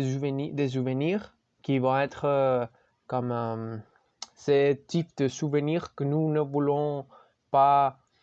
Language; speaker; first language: French; non-native, learner; Spanish